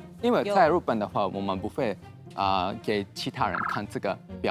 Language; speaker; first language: Chinese; non-native, fluent; Japanese